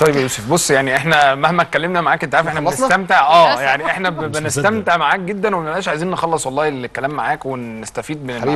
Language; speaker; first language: Arabic; native; Arabic